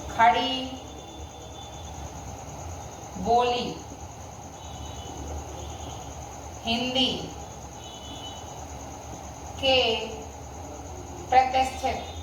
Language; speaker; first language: Hindi; native; Hindi